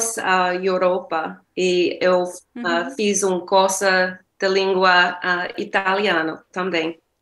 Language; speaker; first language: Portuguese; non-native, learner; English